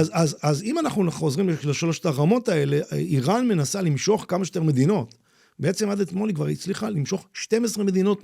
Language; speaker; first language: Hebrew; native; Hebrew